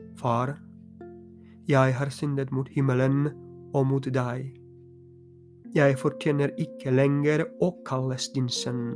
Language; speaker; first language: Norwegian; non-native, fluent; Polish